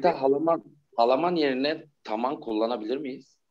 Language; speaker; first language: Turkish; native; Turkish